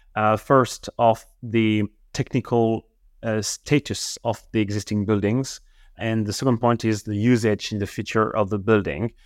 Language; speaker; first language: English; non-native, fluent; French